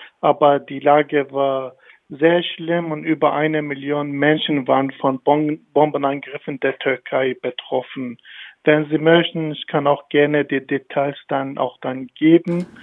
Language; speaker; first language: German; non-native, fluent; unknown